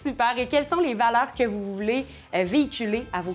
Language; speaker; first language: French; native; French